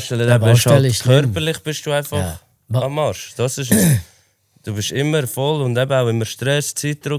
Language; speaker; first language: German; native; German